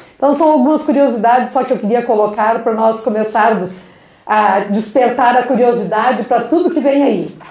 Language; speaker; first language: Portuguese; native; Portuguese